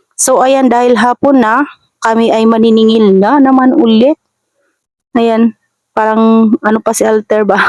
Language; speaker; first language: Filipino; non-native, local second language; Masbatenyo